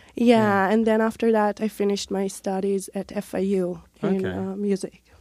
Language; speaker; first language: English; non-native, fluent; Hebrew